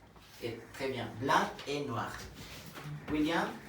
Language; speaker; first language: French; non-native, fluent; Spanish